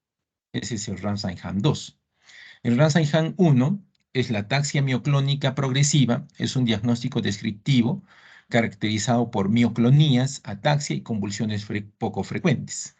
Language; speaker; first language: Spanish; native; Spanish